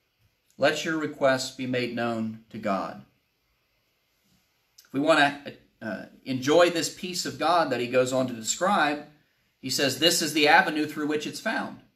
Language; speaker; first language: English; native; English